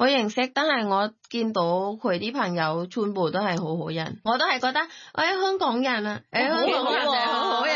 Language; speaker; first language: Cantonese; non-native, learner; Thai